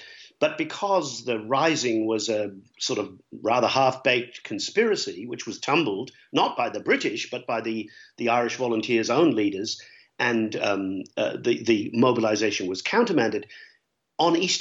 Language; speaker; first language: English; native; English